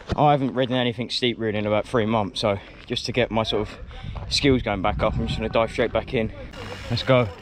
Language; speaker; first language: English; native; English